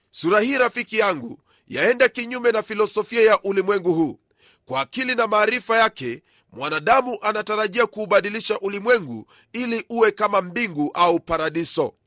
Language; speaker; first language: Swahili; non-native, local second language; Luyia